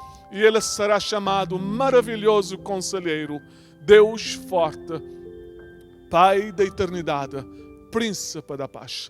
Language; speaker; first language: Portuguese; native; Portuguese